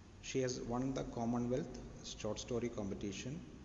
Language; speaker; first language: English; non-native, local second language; Malayalam